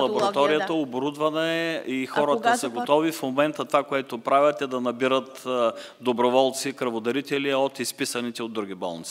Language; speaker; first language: Bulgarian; native; Bulgarian